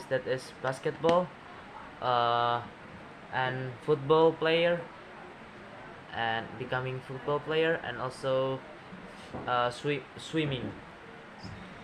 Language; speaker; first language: English; non-native, learner; Indonesian